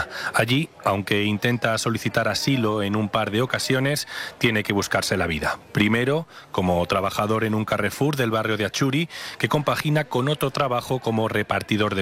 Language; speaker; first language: Spanish; native; Spanish